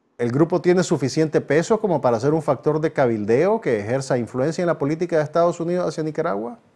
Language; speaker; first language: Spanish; native; Spanish